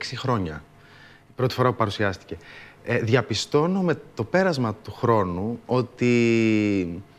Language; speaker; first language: Greek; native; Greek